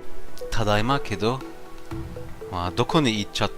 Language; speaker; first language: Japanese; non-native, learner; German